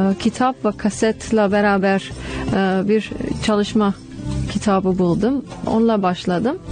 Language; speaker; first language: Turkish; non-native, fluent; English